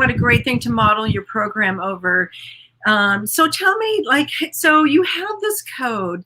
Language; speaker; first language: English; native; English